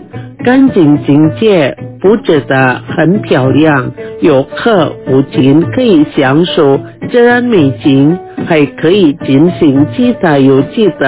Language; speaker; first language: Chinese; early bilingual, heritage; Chinese